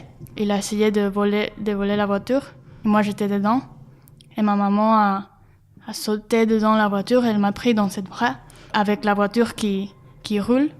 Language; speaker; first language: French; non-native, fluent; Spanish